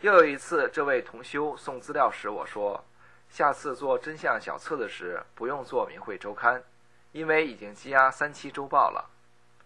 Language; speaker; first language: Chinese; native; Chinese